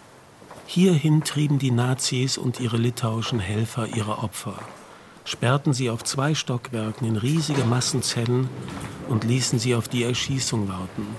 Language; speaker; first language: German; native; German